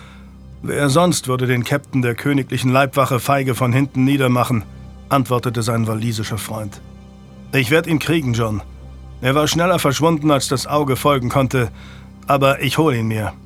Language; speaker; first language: German; native; German